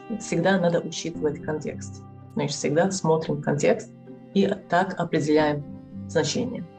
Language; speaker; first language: Russian; non-native, fluent; Serbian